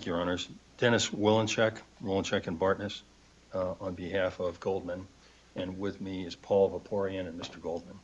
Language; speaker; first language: English; native; English